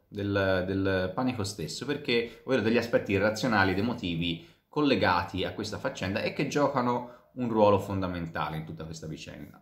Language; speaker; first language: Italian; native; Italian